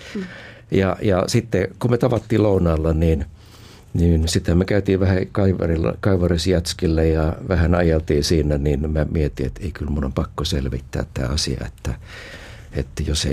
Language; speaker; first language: Finnish; native; Finnish